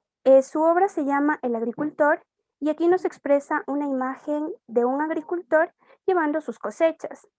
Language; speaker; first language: Spanish; native; Spanish